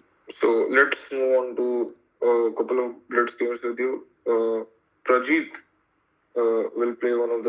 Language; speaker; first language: English; non-native, local second language; Hindi